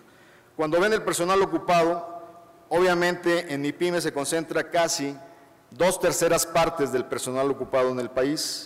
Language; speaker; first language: Spanish; native; Spanish